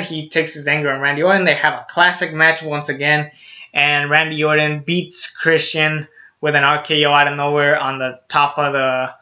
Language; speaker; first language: English; native; English